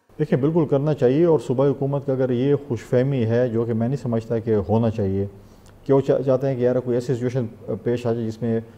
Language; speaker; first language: Urdu; non-native, local second language; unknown